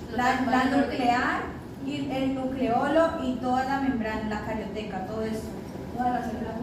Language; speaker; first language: Spanish; native; Spanish